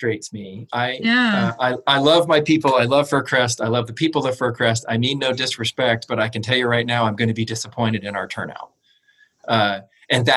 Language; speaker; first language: English; native; English